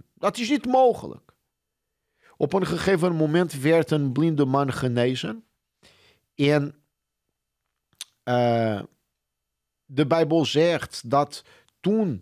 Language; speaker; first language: Dutch; non-native, fluent; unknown